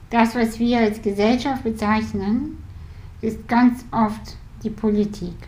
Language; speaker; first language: German; early bilingual, other home language; Russian